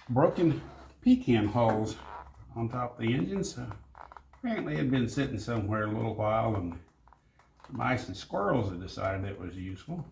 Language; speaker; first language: English; native; English